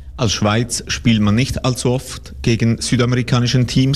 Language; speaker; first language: German; native; German